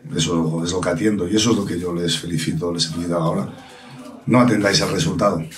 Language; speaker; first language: Spanish; non-native, local second language; Catalan